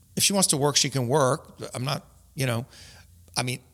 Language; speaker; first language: English; native; English